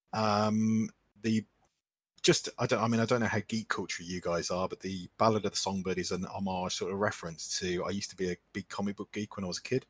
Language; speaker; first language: English; native; English